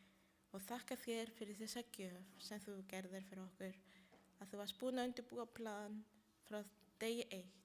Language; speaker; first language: Icelandic; non-native, learner; Spanish